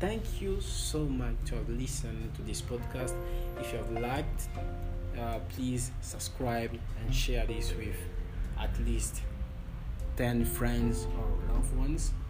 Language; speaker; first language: English; non-native, fluent; French